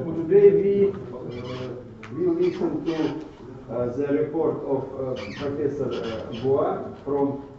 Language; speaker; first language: English; non-native, learner; Russian